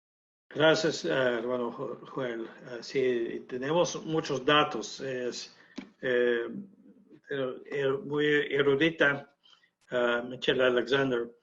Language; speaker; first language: Spanish; non-native, learner; English